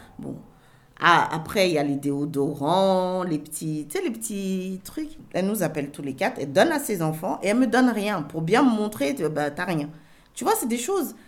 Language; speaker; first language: French; early bilingual, other home language; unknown